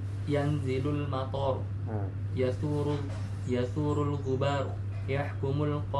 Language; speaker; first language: Arabic; non-native, learner; Indonesian